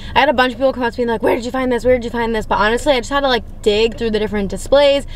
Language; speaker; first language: English; native; English